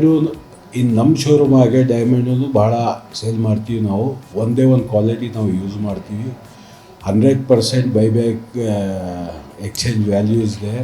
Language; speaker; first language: Kannada; non-native, local second language; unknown